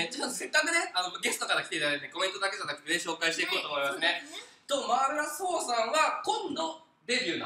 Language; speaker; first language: Japanese; native; Japanese